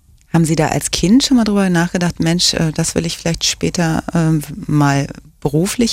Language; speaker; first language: German; native; German